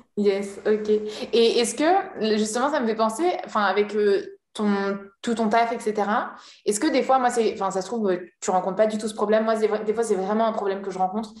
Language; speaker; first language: French; native; French